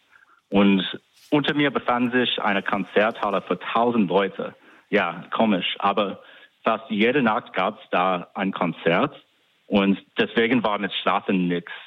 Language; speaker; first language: German; non-native, fluent; English